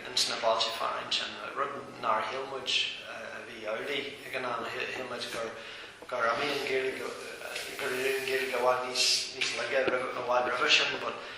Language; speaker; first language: Irish; non-native, local second language; English